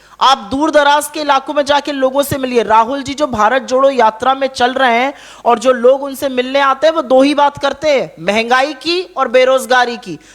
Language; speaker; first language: Hindi; native; Hindi